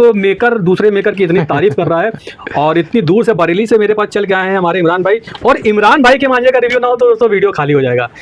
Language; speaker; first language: Hindi; native; Hindi